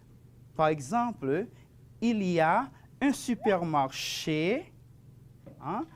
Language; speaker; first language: French; non-native, fluent; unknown